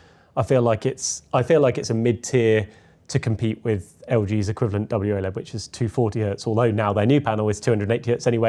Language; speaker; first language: English; native; English